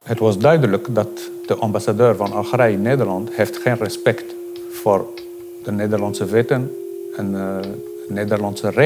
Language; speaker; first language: Dutch; non-native, fluent; Arabic